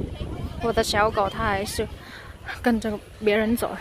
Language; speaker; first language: Chinese; non-native, fluent; Vietnamese